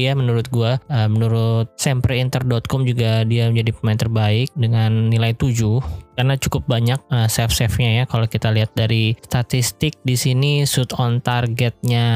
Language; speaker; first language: Indonesian; native; Indonesian